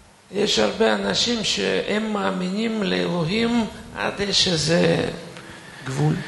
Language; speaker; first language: Hebrew; non-native, fluent; Russian